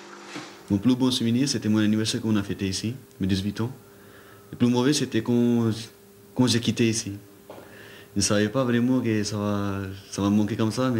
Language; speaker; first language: French; non-native, fluent; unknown